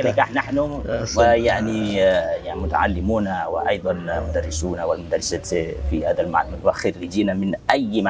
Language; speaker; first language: Arabic; non-native, fluent; Indonesian